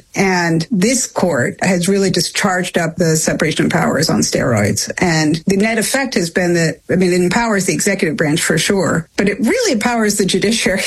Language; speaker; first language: English; native; English